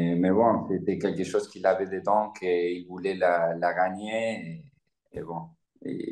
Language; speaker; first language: French; non-native, fluent; Spanish